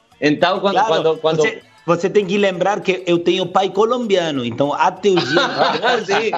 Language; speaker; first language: Portuguese; non-native, fluent; Spanish